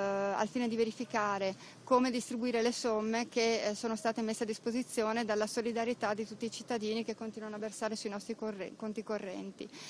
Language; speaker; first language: Italian; native; Italian